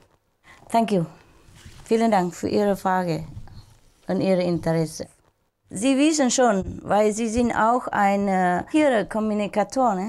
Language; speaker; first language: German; non-native, learner; Vietnamese